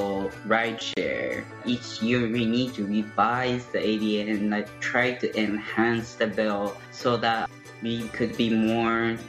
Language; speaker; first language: English; non-native, fluent; Japanese